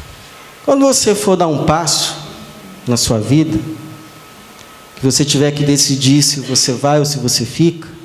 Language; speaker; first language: Portuguese; native; Portuguese